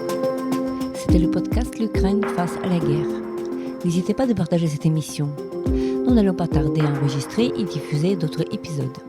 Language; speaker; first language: French; non-native, fluent; Ukrainian